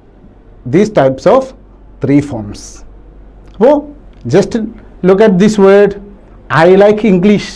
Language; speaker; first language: English; non-native, local second language; Malayalam